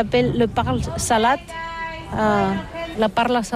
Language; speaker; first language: French; non-native, learner; Catalan